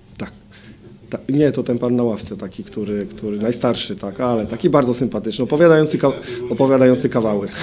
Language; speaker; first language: Polish; native; Polish